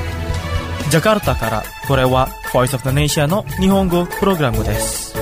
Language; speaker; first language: Japanese; non-native, fluent; Indonesian